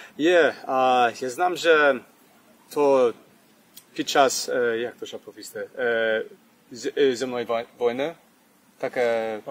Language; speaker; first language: Ukrainian; early bilingual, heritage; English